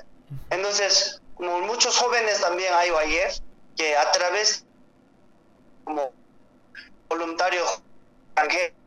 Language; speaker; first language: Spanish; non-native, learner; Korean